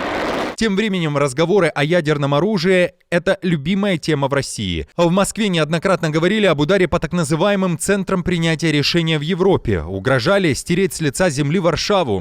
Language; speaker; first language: Russian; native; Russian